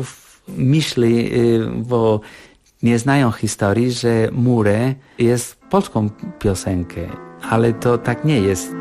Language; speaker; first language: Polish; non-native, fluent; Catalan